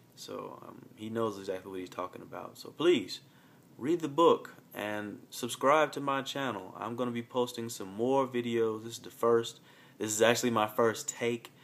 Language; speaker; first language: English; native; English